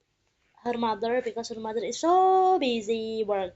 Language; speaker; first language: English; non-native, fluent; Indonesian